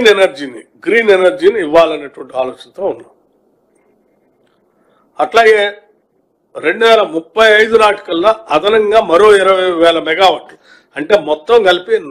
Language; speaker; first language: Telugu; native; Telugu